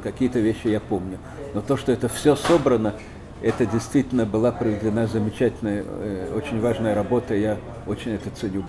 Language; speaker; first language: Russian; native; Russian